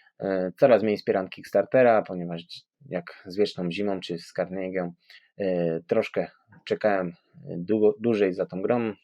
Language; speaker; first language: Polish; native; Polish